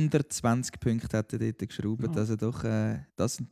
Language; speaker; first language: German; native; German